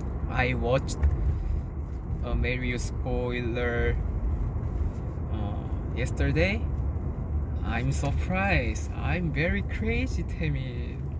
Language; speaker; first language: English; non-native, learner; Korean